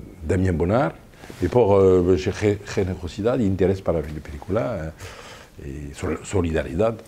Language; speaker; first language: Spanish; non-native, fluent; French